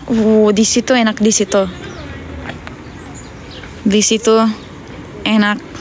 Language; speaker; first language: Indonesian; non-native, learner; Turkish